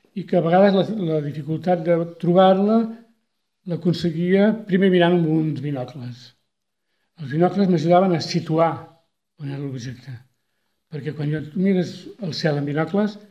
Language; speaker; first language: Catalan; native; Catalan